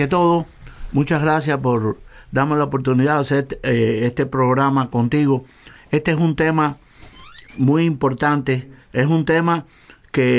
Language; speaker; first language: Spanish; native; Spanish